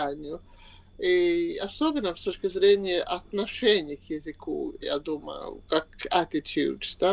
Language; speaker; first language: Russian; non-native, fluent; Swedish